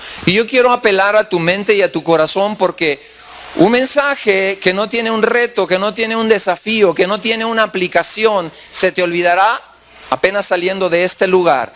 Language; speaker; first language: Spanish; native; Spanish